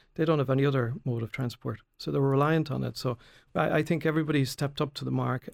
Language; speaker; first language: English; native; English